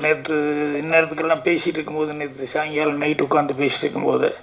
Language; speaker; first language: Tamil; native; Tamil